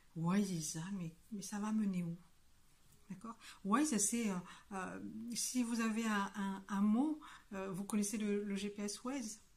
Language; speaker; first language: French; non-native, local second language; Malagasy